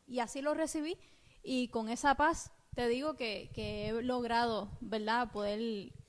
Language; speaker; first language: Spanish; native; Spanish